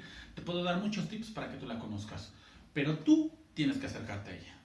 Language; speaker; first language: Spanish; native; Spanish